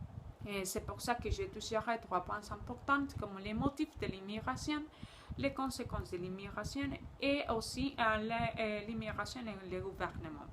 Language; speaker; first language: French; non-native, learner; Spanish